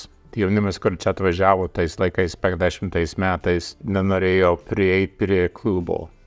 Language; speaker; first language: Lithuanian; early bilingual, heritage; Lithuanian